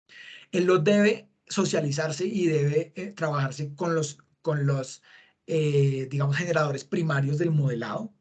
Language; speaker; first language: Spanish; native; Spanish